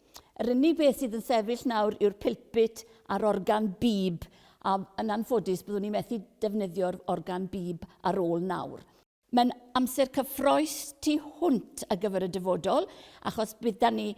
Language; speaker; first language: Welsh; native; Welsh